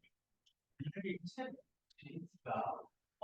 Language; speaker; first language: Korean; native; Korean